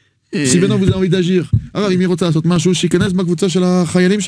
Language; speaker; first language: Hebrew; non-native, fluent; French